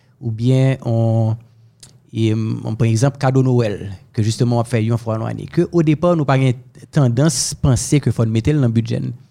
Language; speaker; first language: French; non-native, local second language; Haitian Creole